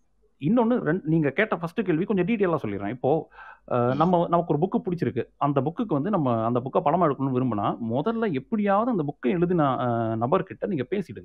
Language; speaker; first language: Tamil; native; Tamil